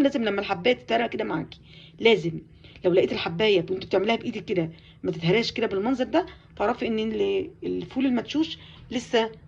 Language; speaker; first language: Arabic; native; Arabic